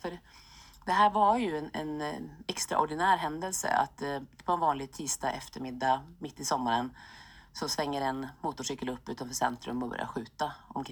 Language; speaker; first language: Swedish; native; Swedish